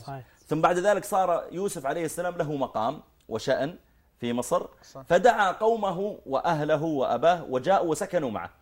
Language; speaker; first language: Arabic; native; Arabic